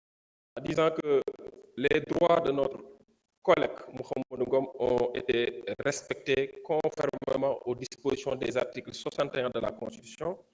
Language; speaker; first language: French; non-native, local second language; Wolof